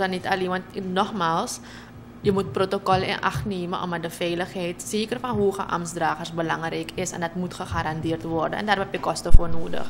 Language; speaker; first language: Dutch; native; Dutch